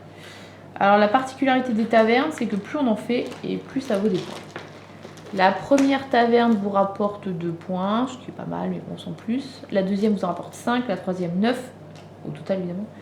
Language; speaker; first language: French; native; French